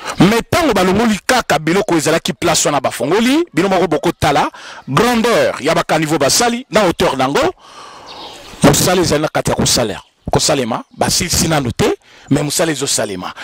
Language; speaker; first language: Lingala; non-native, local second language; Luba-Lulua